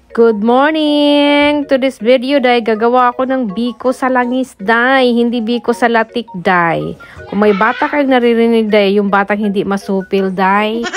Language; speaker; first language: Filipino; non-native, local second language; Cebuano